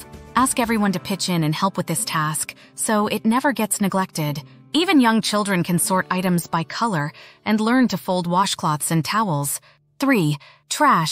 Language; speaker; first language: English; native; English